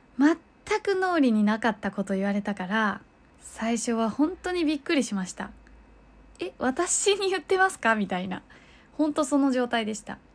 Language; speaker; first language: Japanese; early bilingual, other home language; Chinese